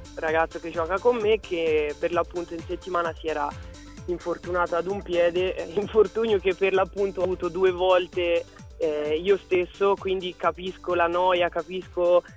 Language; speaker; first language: Italian; early bilingual, other home language; French